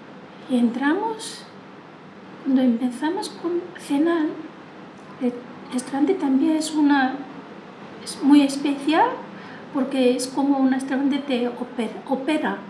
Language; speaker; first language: Spanish; non-native, learner; Chinese